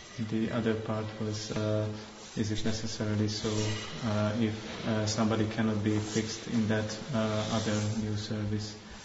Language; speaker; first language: English; non-native, fluent; Hungarian